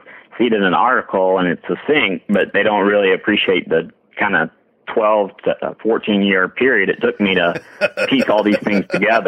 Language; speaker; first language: English; native; English